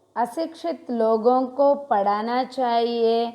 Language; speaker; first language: Hindi; non-native, local second language; Telugu